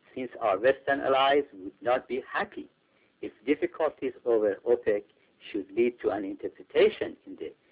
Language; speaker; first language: English; non-native, fluent; Persian